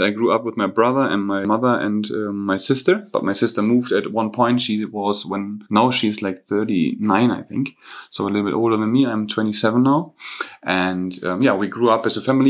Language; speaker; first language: English; non-native, fluent; German